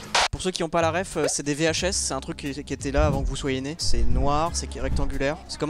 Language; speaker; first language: French; native; French